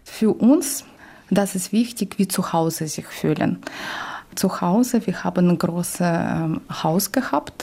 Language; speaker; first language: German; non-native, learner; Ukrainian